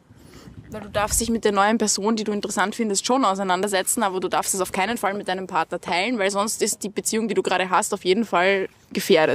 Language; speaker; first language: German; native; German